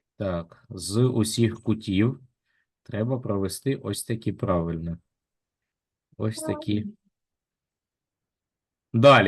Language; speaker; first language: Ukrainian; native; Ukrainian